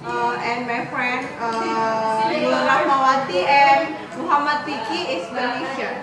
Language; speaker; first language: English; non-native, learner; Indonesian